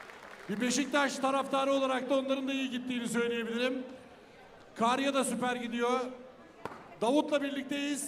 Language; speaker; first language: Turkish; native; Turkish